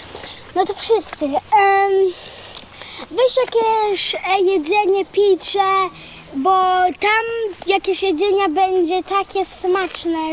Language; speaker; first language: Polish; early bilingual, heritage; English